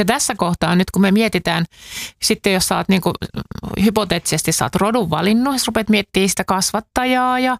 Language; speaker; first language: Finnish; native; Finnish